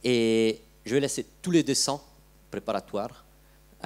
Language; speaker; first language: French; non-native, learner; Italian